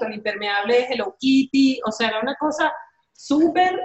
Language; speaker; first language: Spanish; native; Spanish